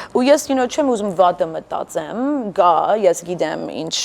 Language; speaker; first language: Armenian; early bilingual, other home language; English